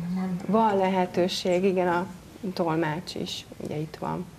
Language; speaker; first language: Hungarian; non-native, local second language; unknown